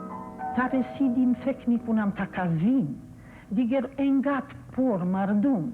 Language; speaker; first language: Persian; non-native, fluent; Polish